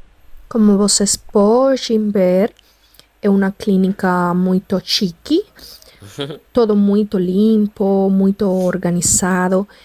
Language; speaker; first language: Portuguese; non-native, fluent; Spanish